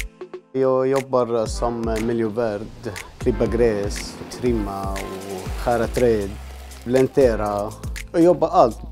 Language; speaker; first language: Swedish; non-native, learner; Arabic